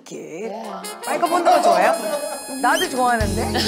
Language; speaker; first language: Korean; native; Korean